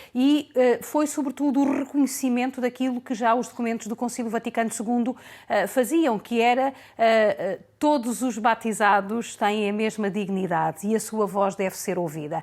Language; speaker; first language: Portuguese; native; Portuguese